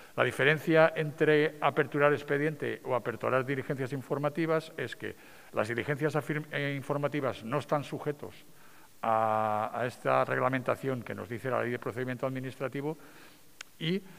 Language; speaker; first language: Spanish; non-native, local second language; Catalan